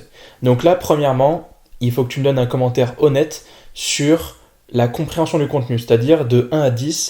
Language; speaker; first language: French; native; French